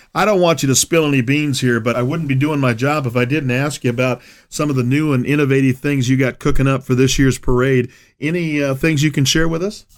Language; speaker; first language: English; native; English